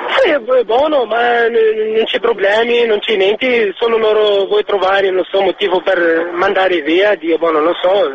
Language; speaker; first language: Italian; non-native, learner; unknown